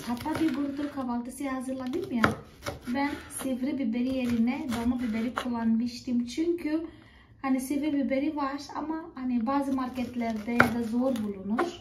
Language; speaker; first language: Turkish; non-native, fluent; Portuguese